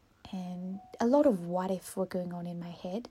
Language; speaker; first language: English; non-native, fluent; Morisyen